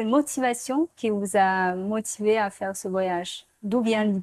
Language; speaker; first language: French; non-native, fluent; Chinese